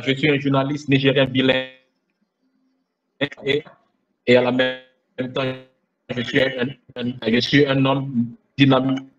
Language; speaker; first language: French; non-native, fluent; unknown